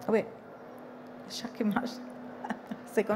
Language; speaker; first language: French; non-native, fluent; Italian